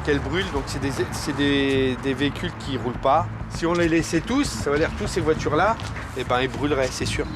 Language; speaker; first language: French; native; French